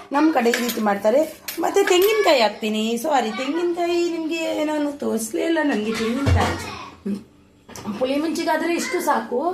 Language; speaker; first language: Kannada; non-native, local second language; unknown